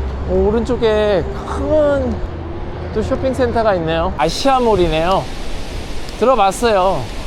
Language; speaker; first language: Korean; native; Korean